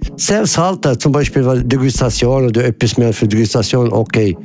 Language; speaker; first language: German; non-native, learner; Arabic